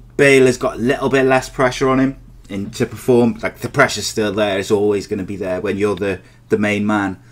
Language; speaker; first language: English; native; English